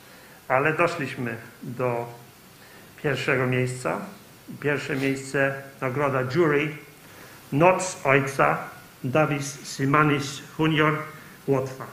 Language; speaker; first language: Polish; early bilingual, heritage; Polish